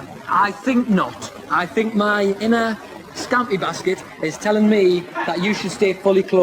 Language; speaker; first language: English; native; English